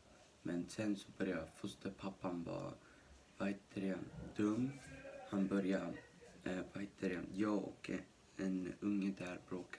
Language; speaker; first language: Swedish; early bilingual, other home language; Somali